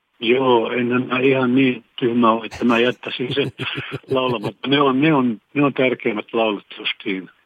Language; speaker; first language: Finnish; native; Finnish